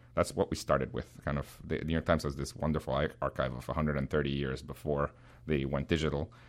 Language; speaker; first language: English; non-native, fluent; Spanish